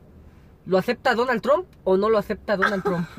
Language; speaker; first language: Spanish; native; Spanish